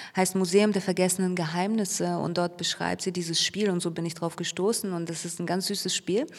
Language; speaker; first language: German; early bilingual, other home language; Russian